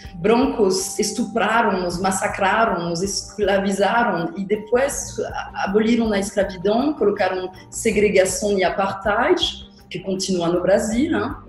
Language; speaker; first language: Portuguese; non-native, fluent; French